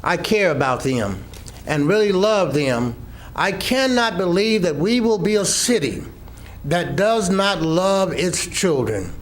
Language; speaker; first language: English; native; English